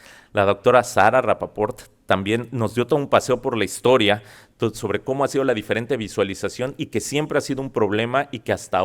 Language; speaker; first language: Spanish; native; Spanish